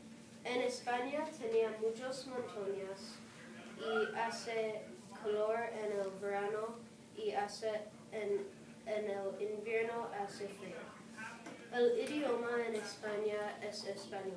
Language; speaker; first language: Spanish; non-native, learner; English